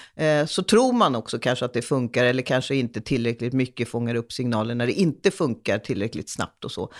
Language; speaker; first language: Swedish; early bilingual, other home language; Hungarian